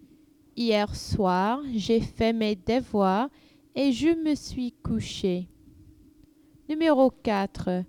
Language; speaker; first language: French; non-native, learner; English